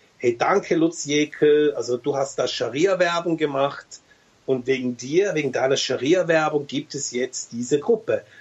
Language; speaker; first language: German; early bilingual, other home language; Turkish